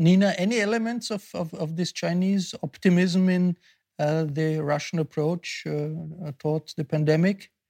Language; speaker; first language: English; non-native, fluent; German